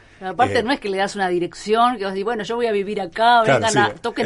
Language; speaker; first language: Spanish; native; Spanish